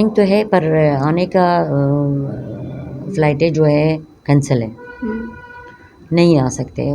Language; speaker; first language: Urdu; non-native, local second language; Persian